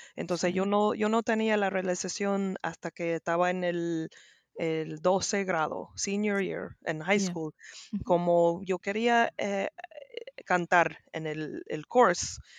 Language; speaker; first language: Spanish; non-native, learner; English